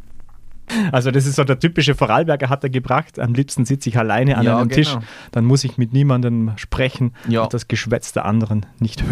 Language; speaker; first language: German; native; German